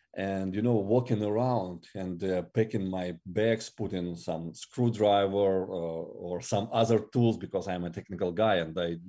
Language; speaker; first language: English; non-native, fluent; Russian